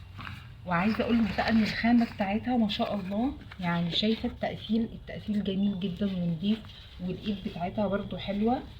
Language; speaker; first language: Arabic; native; Arabic